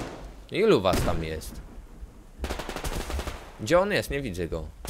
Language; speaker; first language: Polish; native; Polish